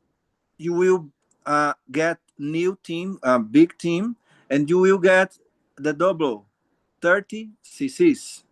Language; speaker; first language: English; non-native, learner; Portuguese